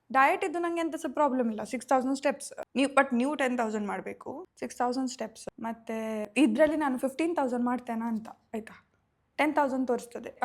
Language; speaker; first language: Kannada; non-native, local second language; Tulu